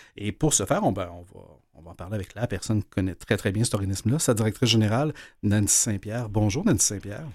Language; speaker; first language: French; native; French